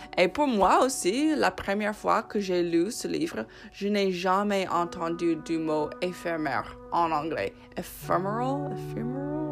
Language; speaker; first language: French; non-native, fluent; English